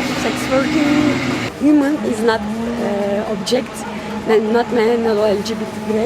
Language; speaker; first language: English; non-native, learner; Turkish